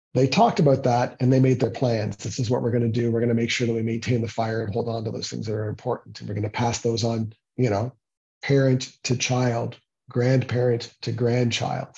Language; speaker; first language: English; native; English